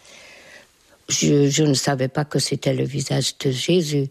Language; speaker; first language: French; non-native, fluent; Hungarian